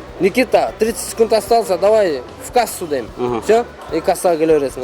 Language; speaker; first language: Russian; non-native, local second language; Kyrgyz